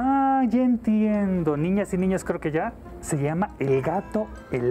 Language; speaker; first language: Spanish; native; Spanish